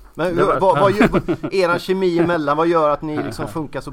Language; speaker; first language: Swedish; native; Swedish